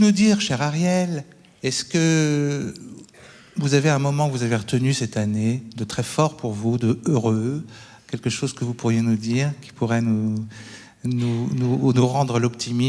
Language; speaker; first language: French; native; French